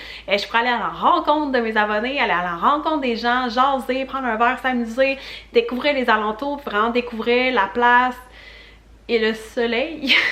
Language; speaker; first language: French; native; French